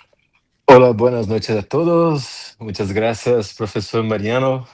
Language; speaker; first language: Spanish; non-native, fluent; Portuguese